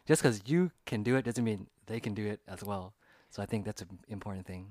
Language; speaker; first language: English; early bilingual, other home language; Vietnamese